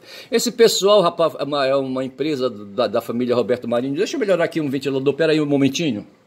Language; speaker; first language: Portuguese; native; Portuguese